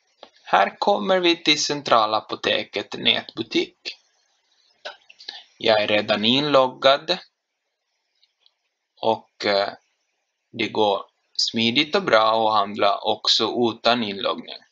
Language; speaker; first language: Swedish; non-native, fluent; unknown